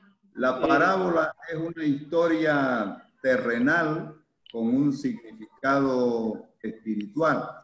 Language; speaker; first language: Spanish; native; Spanish